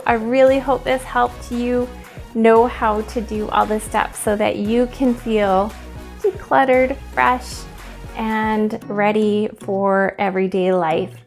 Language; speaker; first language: English; native; English